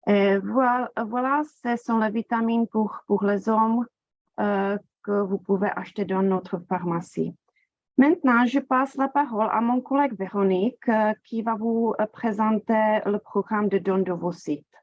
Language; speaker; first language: French; non-native, fluent; Czech